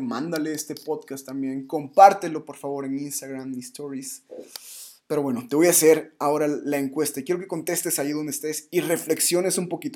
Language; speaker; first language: Spanish; native; Spanish